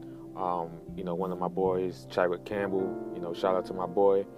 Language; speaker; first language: English; native; English